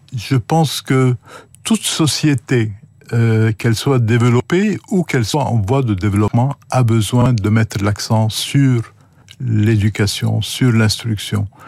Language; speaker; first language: French; non-native, local second language; Arabic